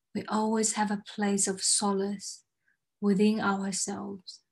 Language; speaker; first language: English; non-native, fluent; Chinese